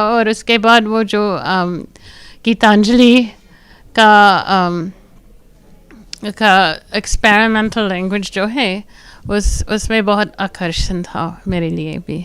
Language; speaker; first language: Hindi; non-native, fluent; English